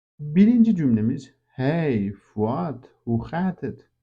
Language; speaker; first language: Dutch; non-native, fluent; Turkish